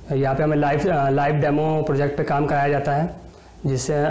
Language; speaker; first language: Hindi; native; Hindi